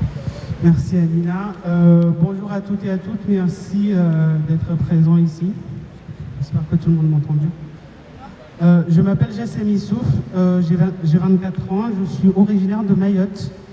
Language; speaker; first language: French; non-native, local second language; Comorian